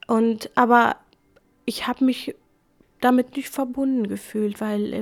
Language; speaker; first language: German; non-native, fluent; Kurdish